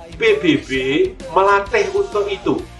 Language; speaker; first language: Indonesian; native; Indonesian